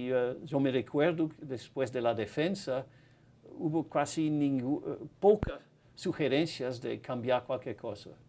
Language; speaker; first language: Spanish; non-native, fluent; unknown